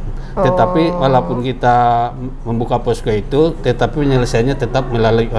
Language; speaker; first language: Indonesian; native; Indonesian